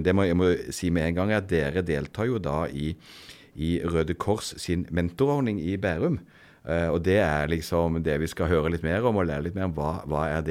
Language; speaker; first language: Norwegian; native; Norwegian